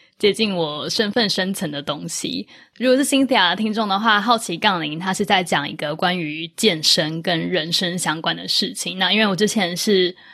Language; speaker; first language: Chinese; native; Chinese